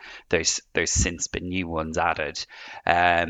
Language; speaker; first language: English; native; English